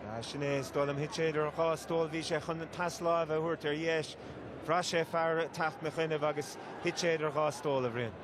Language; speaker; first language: Irish; native; Irish